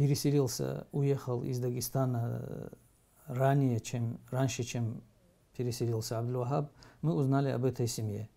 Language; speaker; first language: Russian; native; Russian